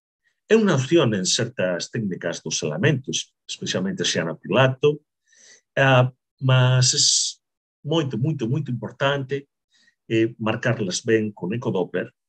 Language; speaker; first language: Spanish; native; Spanish